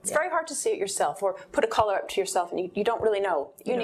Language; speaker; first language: English; native; English